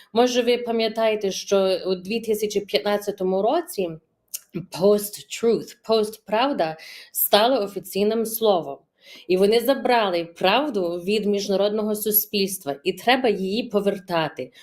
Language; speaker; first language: Ukrainian; early bilingual, heritage; Ukrainian